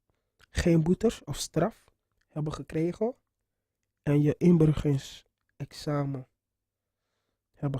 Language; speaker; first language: Dutch; non-native, fluent; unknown